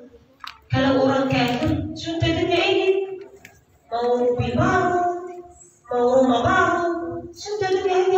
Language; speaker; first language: Indonesian; non-native, learner; Arabic